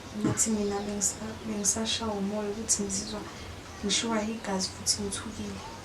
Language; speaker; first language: Zulu; non-native, local second language; Northern Sotho